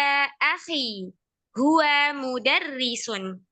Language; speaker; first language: Arabic; non-native, fluent; Indonesian